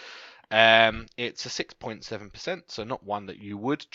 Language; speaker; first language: English; native; English